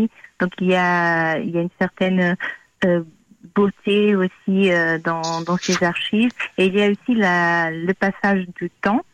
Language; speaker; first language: French; non-native, fluent; Portuguese